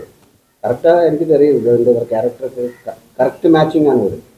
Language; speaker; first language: Tamil; non-native, local second language; Malayalam